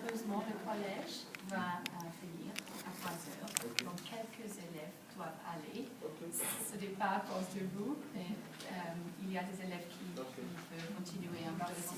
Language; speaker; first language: French; non-native, fluent; English